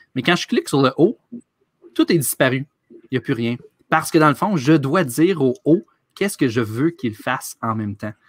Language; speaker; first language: French; native; French